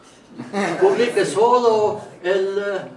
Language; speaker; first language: Spanish; non-native, learner; Estonian